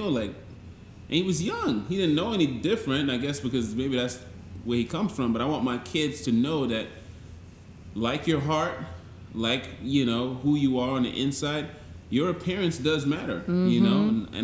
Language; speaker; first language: English; native; English